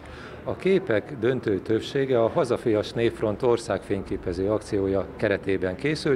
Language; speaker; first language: Hungarian; native; Hungarian